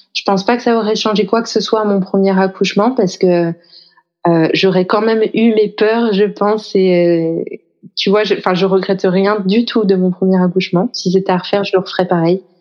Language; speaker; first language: French; native; French